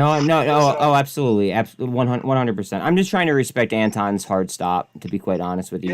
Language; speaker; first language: English; native; English